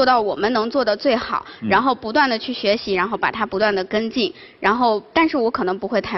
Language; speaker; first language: Chinese; native; Chinese